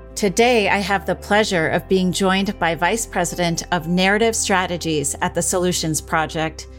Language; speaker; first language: English; early bilingual, other home language; Hindi